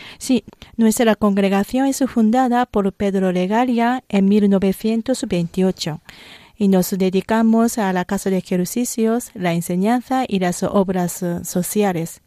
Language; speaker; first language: Spanish; non-native, fluent; Japanese